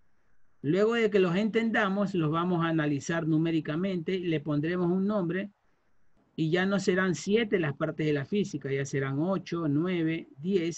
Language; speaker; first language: Spanish; native; Spanish